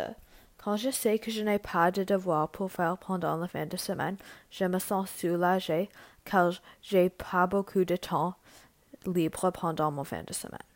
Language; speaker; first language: French; non-native, learner; English